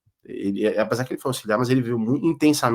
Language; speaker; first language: Portuguese; native; Portuguese